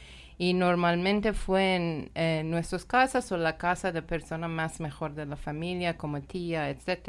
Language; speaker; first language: Spanish; non-native, learner; Persian